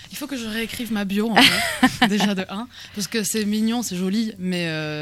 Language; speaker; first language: French; early bilingual, other home language; English